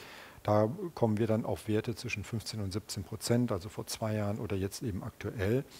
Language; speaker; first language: German; native; German